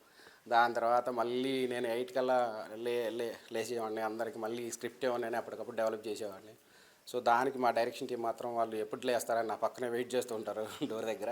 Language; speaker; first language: Telugu; native; Telugu